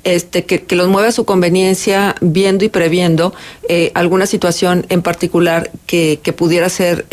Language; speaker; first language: Spanish; native; Spanish